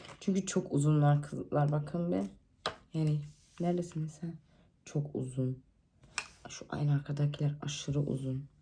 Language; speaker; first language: Turkish; early bilingual, heritage; Turkish